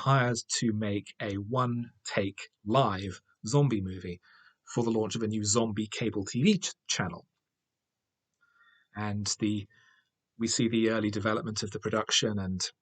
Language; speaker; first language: English; native; English